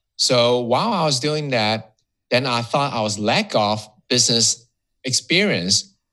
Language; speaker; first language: English; non-native, local second language; Cantonese